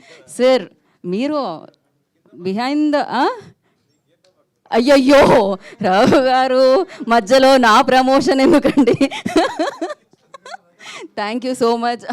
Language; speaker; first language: Telugu; native; Telugu